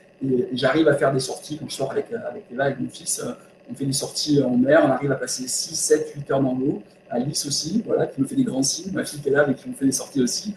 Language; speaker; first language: French; native; French